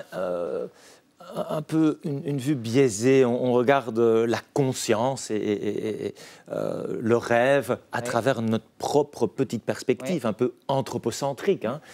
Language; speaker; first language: French; native; French